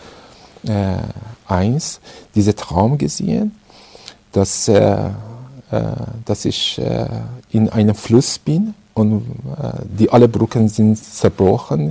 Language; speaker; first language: German; non-native, fluent; Persian